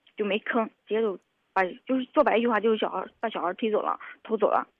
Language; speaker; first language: Chinese; native; Chinese